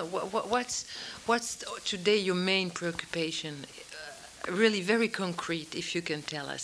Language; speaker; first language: English; non-native, learner; French